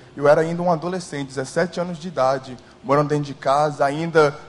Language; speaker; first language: Portuguese; early bilingual, heritage; English